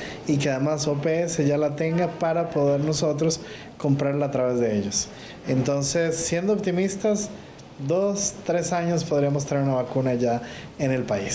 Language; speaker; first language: Spanish; native; Spanish